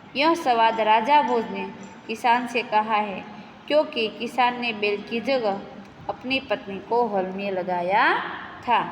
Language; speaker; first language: Hindi; non-native, local second language; Gujarati